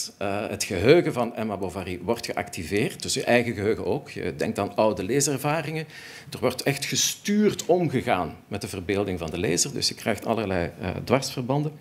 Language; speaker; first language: Dutch; native; Dutch